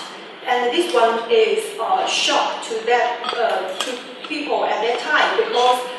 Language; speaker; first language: English; non-native, learner; Chinese